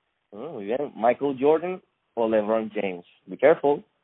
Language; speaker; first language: Spanish; native; Spanish